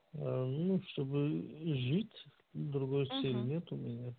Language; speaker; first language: Russian; non-native, learner; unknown